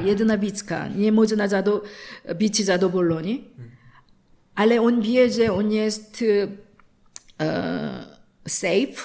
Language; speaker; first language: Polish; non-native, learner; Korean